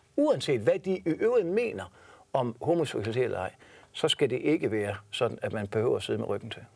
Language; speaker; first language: Danish; native; Danish